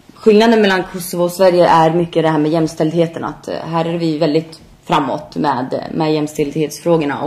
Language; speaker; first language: Swedish; early bilingual, other home language; Albanian